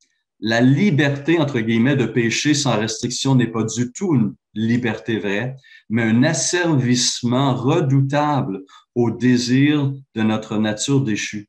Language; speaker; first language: French; native; French